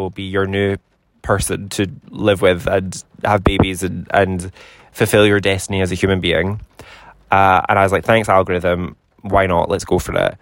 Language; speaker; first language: English; native; English